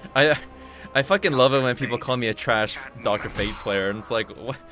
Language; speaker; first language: English; non-native, fluent; Korean